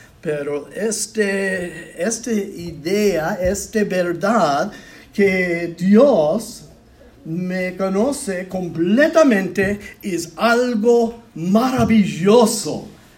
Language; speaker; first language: Spanish; non-native, learner; English